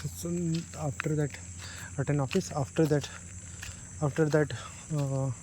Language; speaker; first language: English; non-native, learner; Hindi